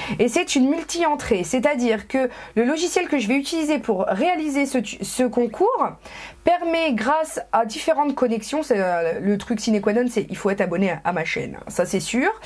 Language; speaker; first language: French; native; French